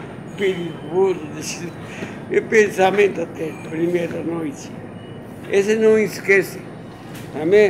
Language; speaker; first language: Portuguese; non-native, learner; Japanese